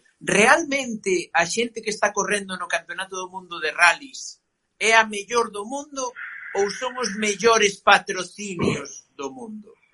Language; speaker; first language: Galician; native; Galician